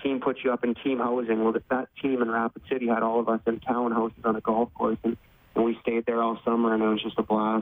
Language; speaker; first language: English; native; English